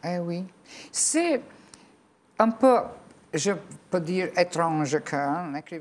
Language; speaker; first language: French; non-native, fluent; Albanian